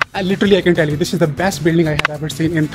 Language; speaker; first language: English; non-native, fluent; Urdu